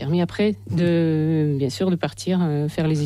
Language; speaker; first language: French; non-native, fluent; Russian